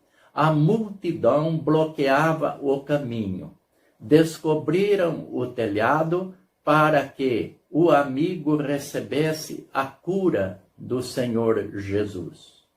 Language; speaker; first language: Portuguese; native; Portuguese